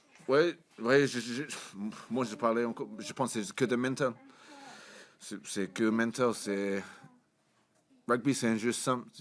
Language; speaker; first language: French; non-native, fluent; English